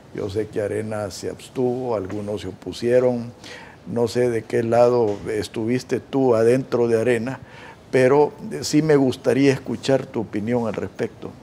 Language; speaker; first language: Spanish; native; Spanish